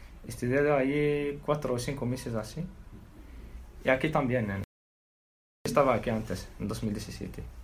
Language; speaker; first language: Spanish; non-native, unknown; Arabic